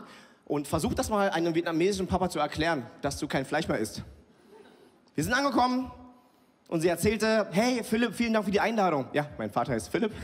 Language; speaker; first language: German; early bilingual, other home language; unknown